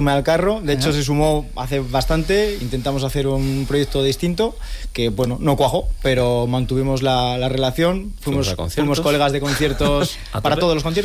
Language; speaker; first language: Spanish; native; Spanish